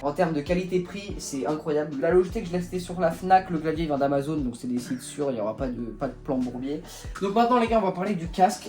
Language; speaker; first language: French; native; French